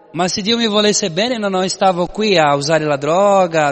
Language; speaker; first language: Italian; non-native, fluent; Portuguese